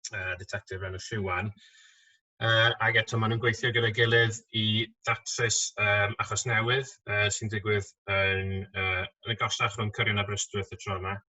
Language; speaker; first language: Welsh; native; Welsh